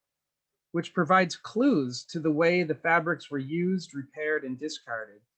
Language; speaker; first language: English; native; English